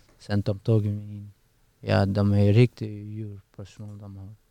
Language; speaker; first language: Swedish; non-native, learner; Persian